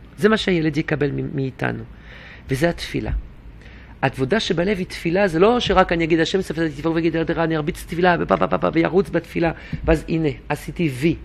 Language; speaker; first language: Hebrew; non-native, fluent; French